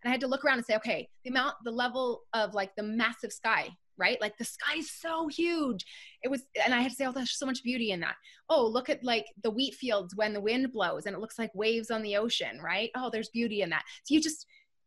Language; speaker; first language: English; native; English